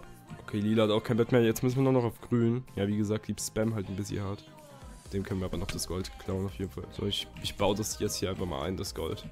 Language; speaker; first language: German; native; German